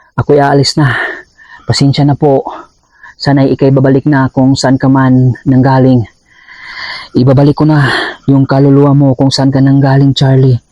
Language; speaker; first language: Filipino; non-native, local second language; Cebuano